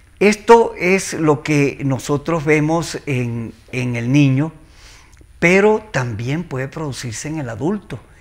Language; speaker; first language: Spanish; native; Spanish